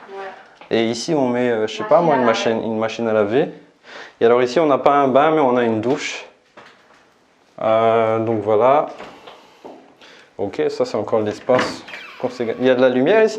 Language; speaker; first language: French; native; French